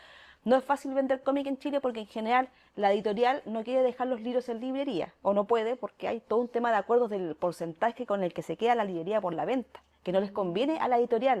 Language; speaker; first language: Spanish; native; Spanish